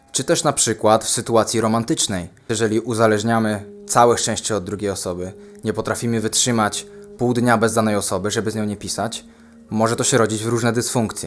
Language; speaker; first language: Polish; native; Polish